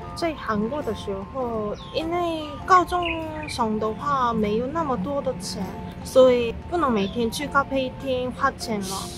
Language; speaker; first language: Chinese; non-native, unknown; Korean